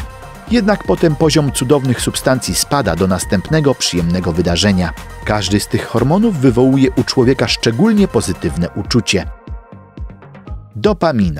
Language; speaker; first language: Polish; native; Polish